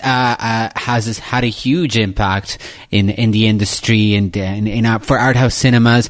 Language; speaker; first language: English; native; English